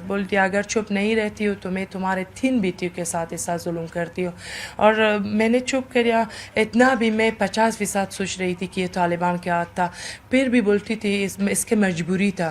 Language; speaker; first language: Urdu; non-native, learner; Persian